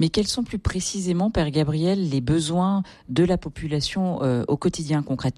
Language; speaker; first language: French; native; French